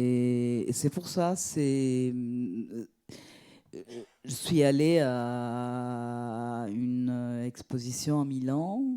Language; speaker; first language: French; non-native, fluent; Italian